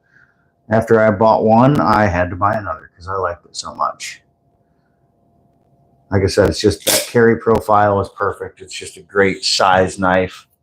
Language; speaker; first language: English; native; English